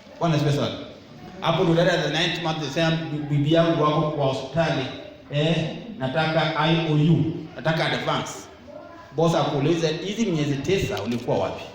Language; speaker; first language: Swahili; non-native, local second language; Luo (Kenya and Tanzania)